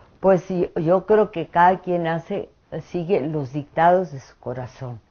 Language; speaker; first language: Spanish; early bilingual, other home language; French